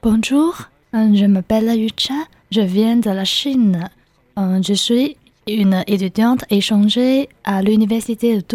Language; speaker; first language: French; non-native, learner; Chinese